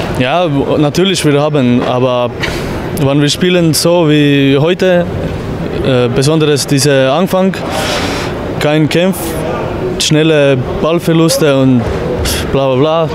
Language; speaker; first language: German; non-native, learner; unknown